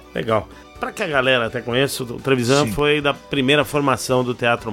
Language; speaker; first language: Portuguese; native; Portuguese